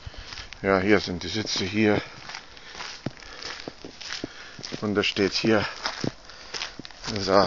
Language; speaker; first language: German; non-native, fluent; Arabic